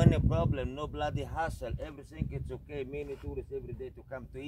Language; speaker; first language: English; non-native, learner; Arabic